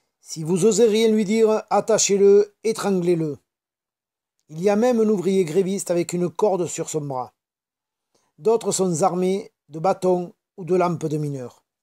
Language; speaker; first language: French; native; French